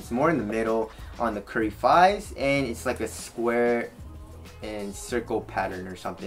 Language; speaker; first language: English; native; English